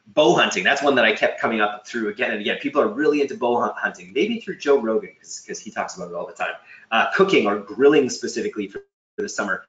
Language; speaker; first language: English; native; English